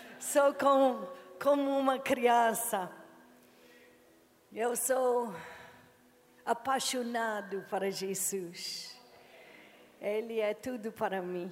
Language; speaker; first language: Portuguese; non-native, learner; English